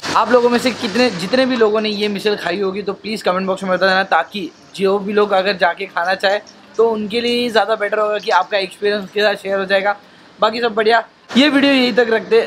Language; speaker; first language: Hindi; non-native, local second language; Marathi